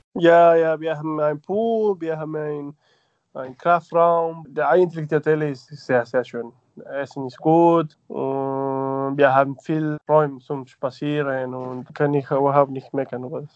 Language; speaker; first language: German; non-native, fluent; Spanish